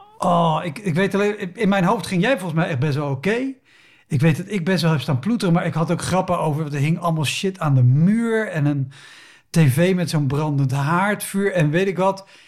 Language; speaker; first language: Dutch; native; Dutch